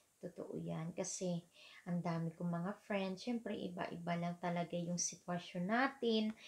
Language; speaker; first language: Filipino; non-native, local second language; Hiligaynon